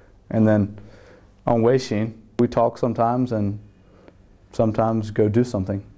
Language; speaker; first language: English; native; English